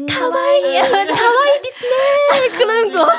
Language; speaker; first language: Korean; non-native, learner; Chinese